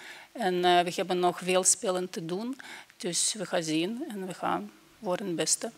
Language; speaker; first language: Dutch; non-native, fluent; Ukrainian